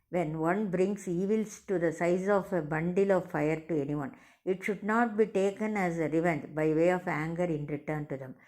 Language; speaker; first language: English; non-native, local second language; Tamil